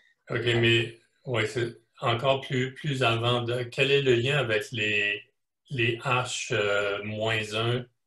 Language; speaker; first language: French; native; French